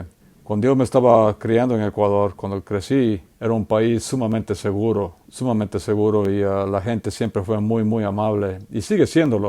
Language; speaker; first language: Spanish; native; Spanish